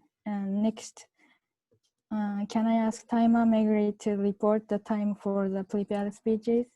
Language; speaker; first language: English; non-native, learner; Japanese